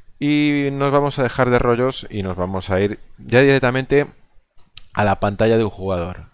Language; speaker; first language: Spanish; non-native, local second language; Galician